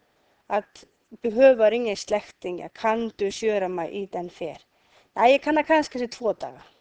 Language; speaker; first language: Swedish; non-native, learner; Icelandic